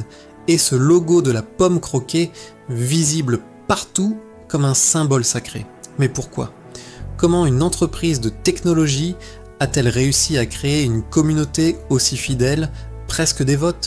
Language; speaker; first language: French; native; French